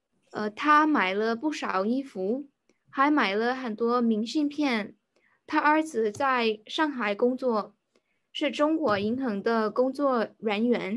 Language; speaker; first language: Chinese; non-native, learner; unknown